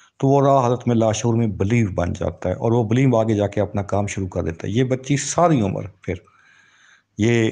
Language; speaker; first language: Urdu; native; Urdu